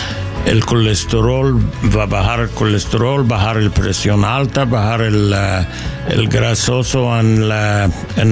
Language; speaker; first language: Spanish; non-native, learner; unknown